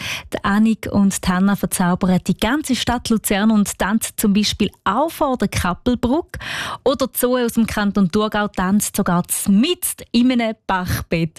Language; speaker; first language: German; native; German